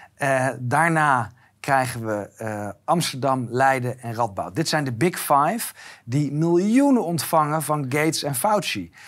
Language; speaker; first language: Dutch; native; Dutch